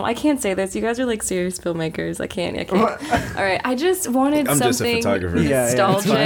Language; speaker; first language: English; native; English